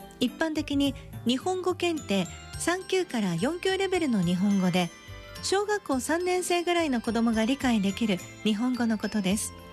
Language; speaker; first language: Japanese; native; Japanese